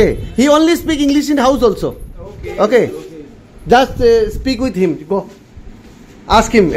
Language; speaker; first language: English; non-native, local second language; Bangla